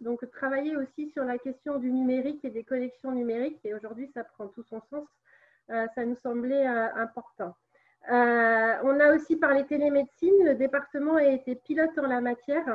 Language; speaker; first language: French; native; French